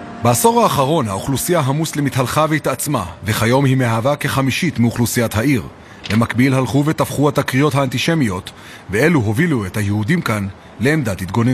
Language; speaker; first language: Hebrew; native; Hebrew